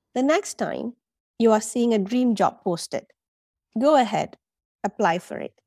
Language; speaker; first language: English; non-native, local second language; Tamil